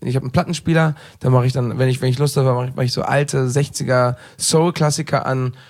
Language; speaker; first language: German; early bilingual, heritage; German